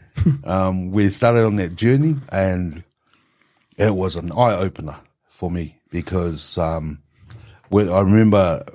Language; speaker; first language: English; native; English